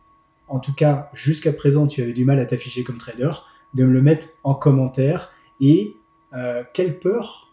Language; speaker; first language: French; native; French